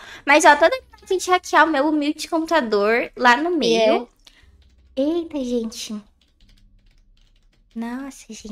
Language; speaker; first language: Portuguese; native; Portuguese